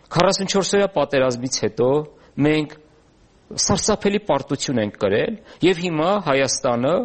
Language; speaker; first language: Armenian; native; Armenian